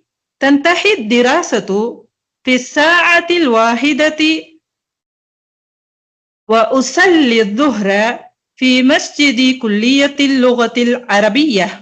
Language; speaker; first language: Arabic; non-native, learner; Tamil